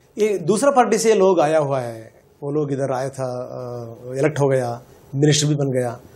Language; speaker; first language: Hindi; non-native, local second language; Kannada